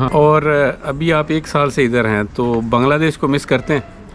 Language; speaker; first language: Hindi; native; Hindi